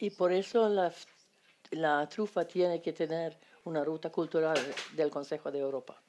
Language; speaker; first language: Spanish; non-native, fluent; Swedish